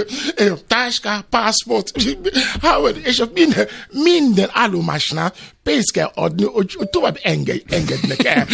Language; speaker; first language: Hungarian; non-native, fluent; Yoruba